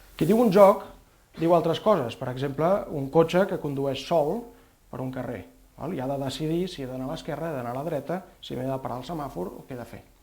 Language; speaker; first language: Catalan; native; Catalan